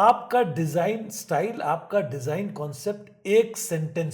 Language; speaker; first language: Hindi; native; Hindi